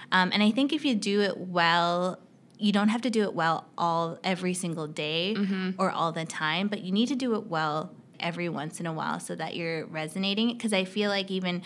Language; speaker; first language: English; native; English